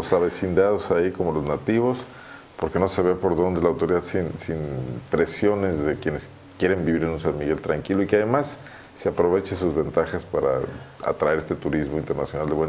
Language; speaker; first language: Spanish; native; Spanish